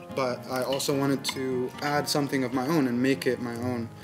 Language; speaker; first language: English; early bilingual, other home language; Arabic